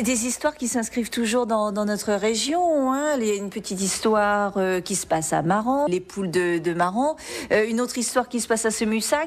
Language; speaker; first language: French; native; French